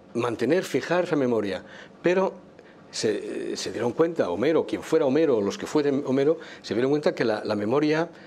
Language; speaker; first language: Spanish; native; Spanish